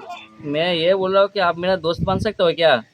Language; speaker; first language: Hindi; non-native, local second language; Bangla